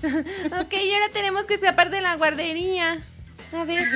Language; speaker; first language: Spanish; native; Spanish